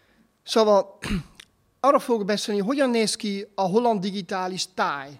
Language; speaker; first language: Hungarian; non-native, fluent; Dutch